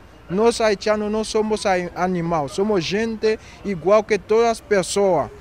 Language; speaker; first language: Portuguese; non-native, local second language; Haitian Creole